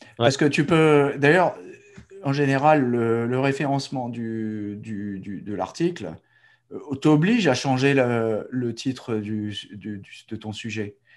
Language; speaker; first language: French; native; French